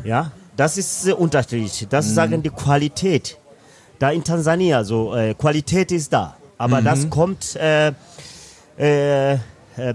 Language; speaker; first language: German; non-native, learner; Swahili